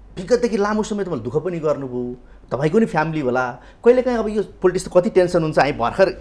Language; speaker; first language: Nepali; native; Nepali